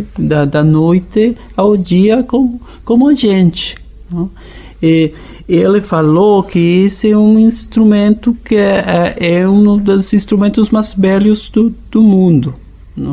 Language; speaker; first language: Portuguese; non-native, fluent; Spanish